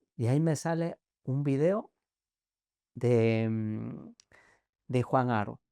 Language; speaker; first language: Spanish; native; Spanish